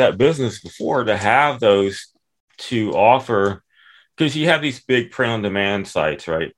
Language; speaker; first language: English; native; English